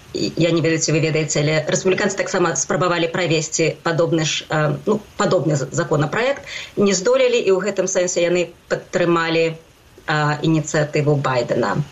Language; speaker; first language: Belarusian; native; Belarusian